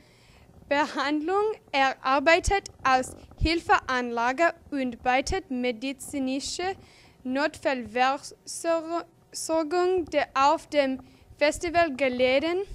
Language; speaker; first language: German; non-native, learner; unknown